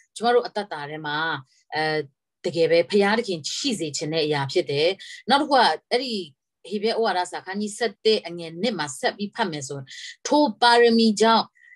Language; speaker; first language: Burmese; non-native, local second language; Kachin